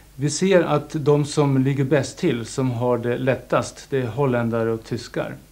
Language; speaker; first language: Swedish; non-native, fluent; German